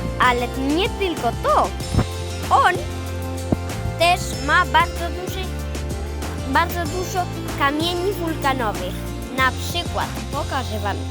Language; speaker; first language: Polish; early bilingual, heritage; Polish